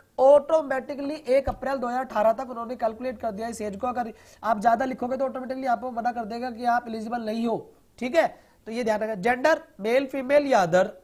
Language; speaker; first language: Hindi; non-native, local second language; Punjabi